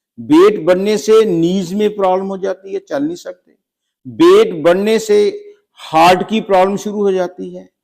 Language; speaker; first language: Hindi; native; Hindi